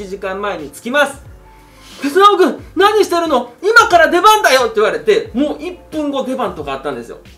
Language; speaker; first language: Japanese; native; Japanese